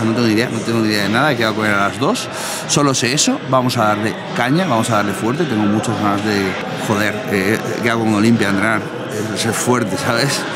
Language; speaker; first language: Spanish; native; Spanish